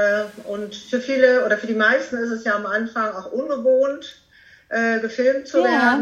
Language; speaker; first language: German; native; German